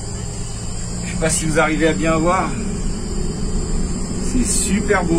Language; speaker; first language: French; native; French